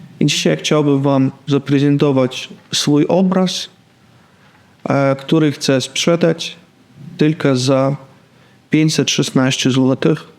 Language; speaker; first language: Polish; non-native, fluent; Russian